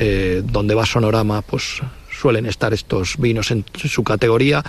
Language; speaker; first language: Spanish; native; Spanish